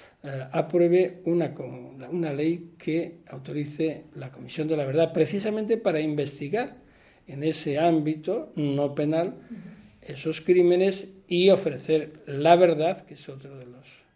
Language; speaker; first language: Spanish; native; Spanish